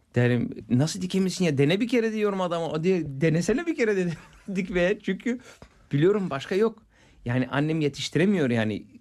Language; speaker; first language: Turkish; non-native, fluent; Bulgarian